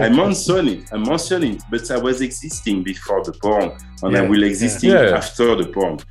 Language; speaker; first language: English; non-native, learner; French